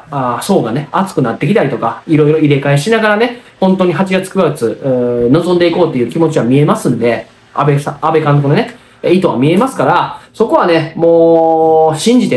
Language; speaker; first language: Japanese; native; Japanese